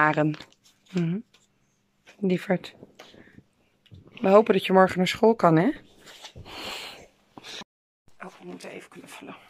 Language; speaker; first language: Dutch; native; Dutch